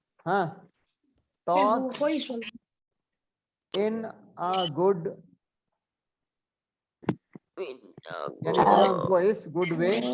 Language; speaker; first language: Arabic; non-native, learner; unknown